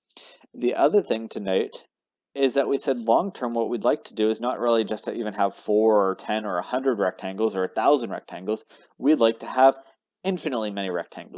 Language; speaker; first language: English; native; English